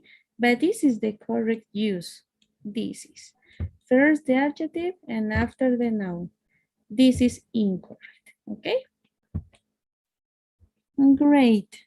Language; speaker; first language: English; non-native, fluent; Spanish